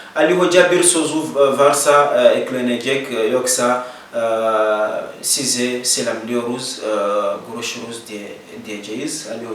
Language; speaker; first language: Turkish; non-native, learner; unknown